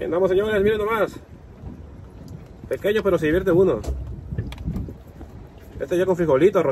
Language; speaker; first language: Spanish; native; Spanish